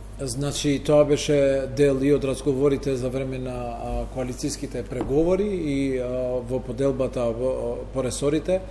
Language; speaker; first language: Macedonian; non-native, local second language; Albanian